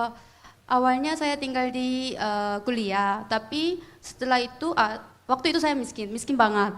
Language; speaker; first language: Indonesian; non-native, fluent; Korean